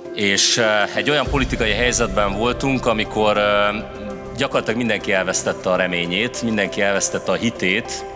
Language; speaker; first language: Hungarian; native; Hungarian